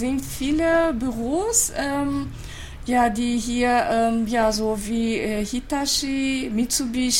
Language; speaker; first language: German; non-native, fluent; Japanese